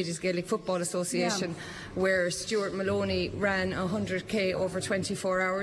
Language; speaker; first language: English; native; English